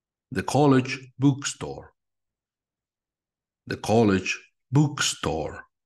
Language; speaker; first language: English; non-native, fluent; Spanish